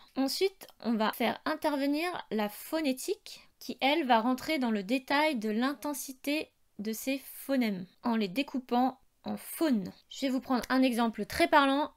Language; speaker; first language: French; native; French